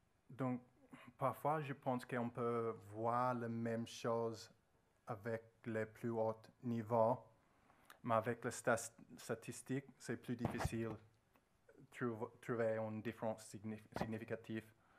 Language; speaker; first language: French; non-native, learner; English